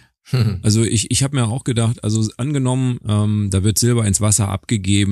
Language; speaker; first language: German; native; German